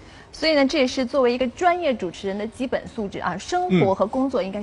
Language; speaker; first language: Chinese; native; Chinese